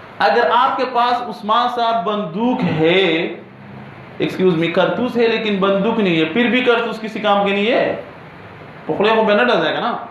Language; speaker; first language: Urdu; non-native, local second language; Pashto